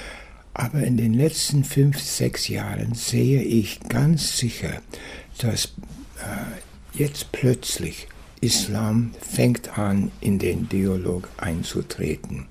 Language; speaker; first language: German; non-native, fluent; English